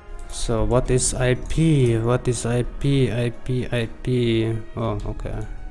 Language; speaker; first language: English; non-native, learner; German